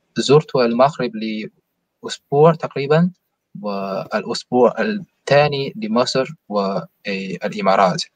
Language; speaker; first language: Arabic; non-native, fluent; Chinese